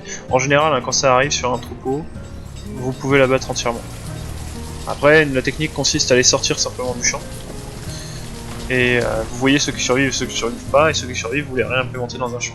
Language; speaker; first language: French; native; French